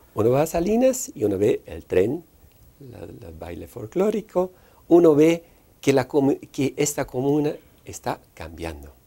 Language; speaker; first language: Spanish; non-native, fluent; Dutch